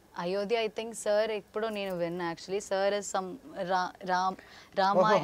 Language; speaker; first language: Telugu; non-native, learner; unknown